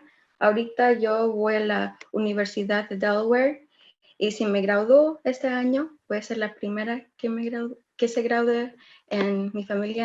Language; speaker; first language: Spanish; early bilingual, heritage; Spanish